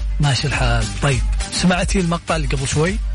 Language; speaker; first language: Arabic; native; Arabic